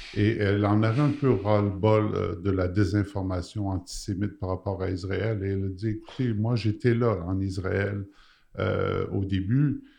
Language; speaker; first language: French; native; French